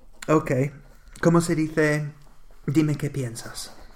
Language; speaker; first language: Spanish; non-native, fluent; English